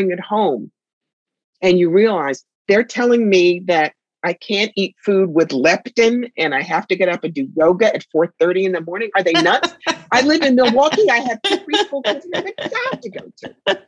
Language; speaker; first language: English; native; English